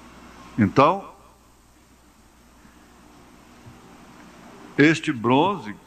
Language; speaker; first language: Portuguese; native; Portuguese